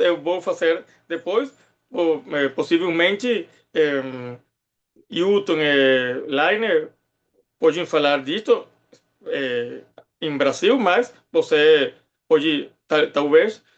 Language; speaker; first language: Portuguese; non-native, fluent; Spanish